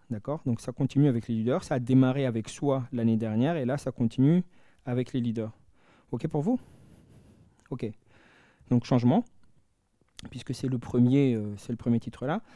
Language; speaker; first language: French; non-native, local second language; Malagasy